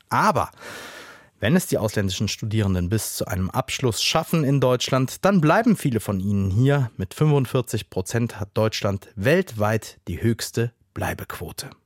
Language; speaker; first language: German; native; German